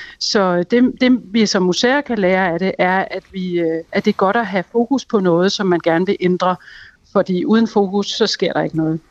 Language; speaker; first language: Danish; native; Danish